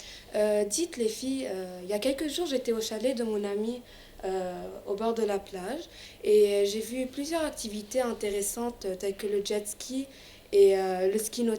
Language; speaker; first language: French; non-native, local second language; Arabic